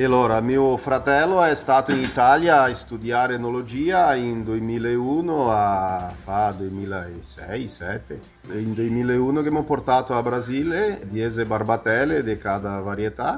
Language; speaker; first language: Italian; early bilingual, heritage; Portuguese